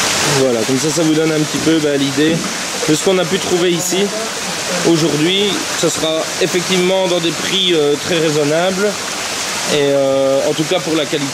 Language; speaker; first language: French; native; French